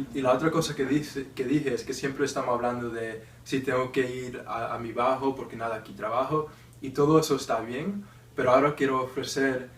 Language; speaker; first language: Spanish; non-native, learner; English